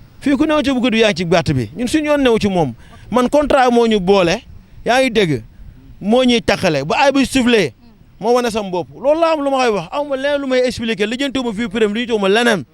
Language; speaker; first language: Wolof; non-native, local second language; Serer